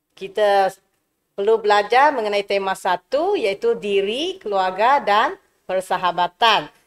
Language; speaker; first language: Malay; non-native, local second language; Chinese